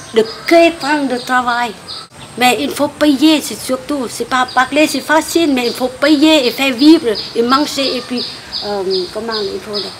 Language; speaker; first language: French; non-native, local second language; Vietnamese